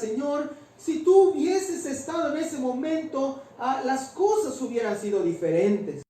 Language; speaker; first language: Spanish; native; Spanish